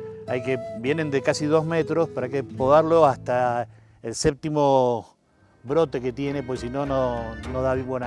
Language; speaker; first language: Spanish; native; Spanish